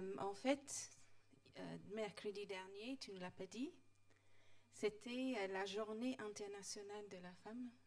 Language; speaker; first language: French; non-native, fluent; English